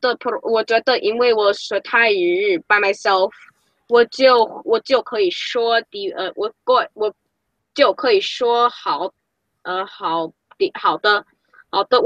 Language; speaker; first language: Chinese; non-native, learner; English